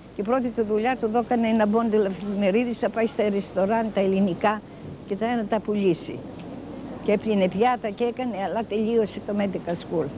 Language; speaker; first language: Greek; native; Greek